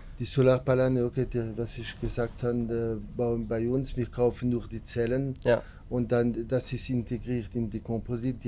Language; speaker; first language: German; non-native, learner; French